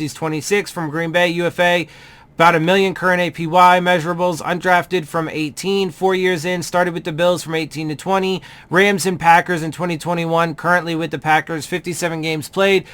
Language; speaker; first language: English; native; English